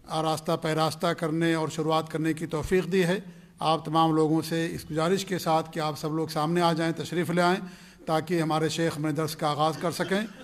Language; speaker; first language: Urdu; native; Urdu